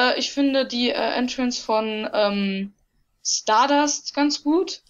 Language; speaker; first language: German; native; German